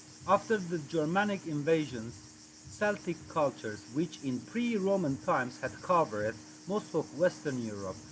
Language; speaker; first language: English; non-native, fluent; Turkish